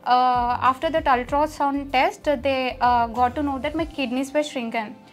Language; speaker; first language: English; non-native, local second language; Telugu